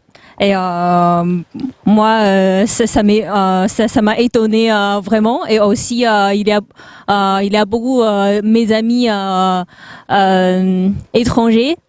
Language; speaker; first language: French; non-native, fluent; Chinese